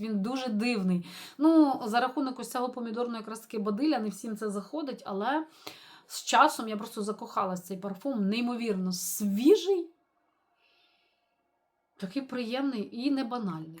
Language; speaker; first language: Ukrainian; native; Ukrainian